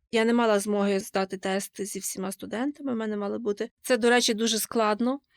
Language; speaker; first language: Ukrainian; native; Ukrainian